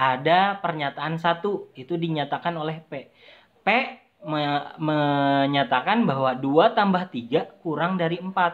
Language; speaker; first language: Indonesian; native; Indonesian